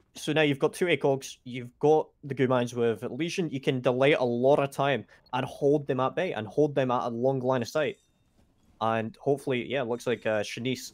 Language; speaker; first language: English; native; English